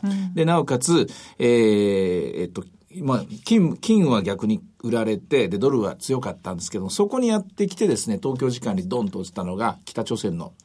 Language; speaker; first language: Japanese; native; Japanese